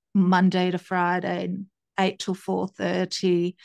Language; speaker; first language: English; native; English